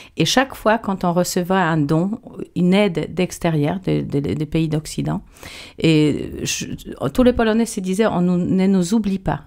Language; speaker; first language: French; non-native, fluent; Polish